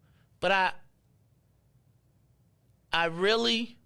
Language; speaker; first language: English; native; English